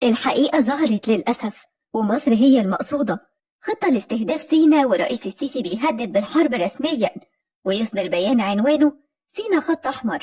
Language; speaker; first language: Arabic; native; Arabic